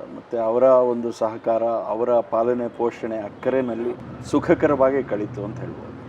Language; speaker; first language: Kannada; native; Kannada